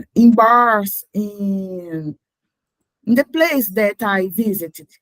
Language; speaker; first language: English; non-native, learner; Portuguese